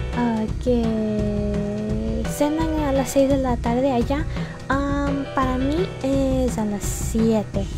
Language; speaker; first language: Spanish; early bilingual, heritage; English